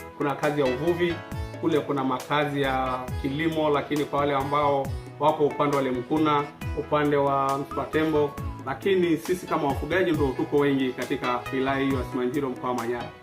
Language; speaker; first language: Swahili; non-native, local second language; Masai